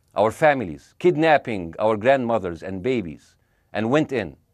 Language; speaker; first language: English; non-native, fluent; Arabic